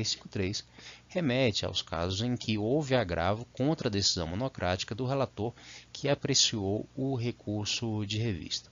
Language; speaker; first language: Portuguese; native; Portuguese